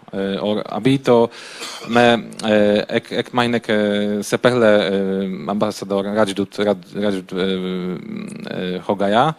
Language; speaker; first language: Hindi; non-native, learner; Polish